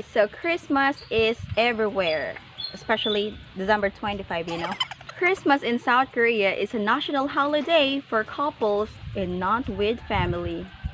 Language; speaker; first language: English; non-native, local second language; Filipino